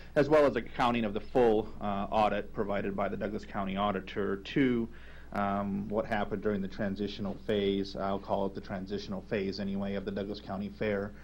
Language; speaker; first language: English; native; English